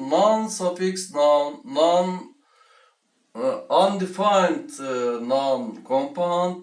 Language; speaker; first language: English; non-native, learner; Turkish